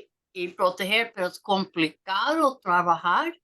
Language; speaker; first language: Spanish; non-native, learner; English